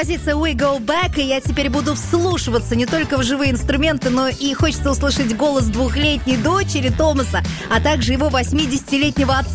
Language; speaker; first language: Russian; native; Russian